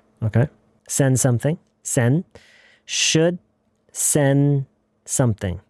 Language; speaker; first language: English; non-native, fluent; Korean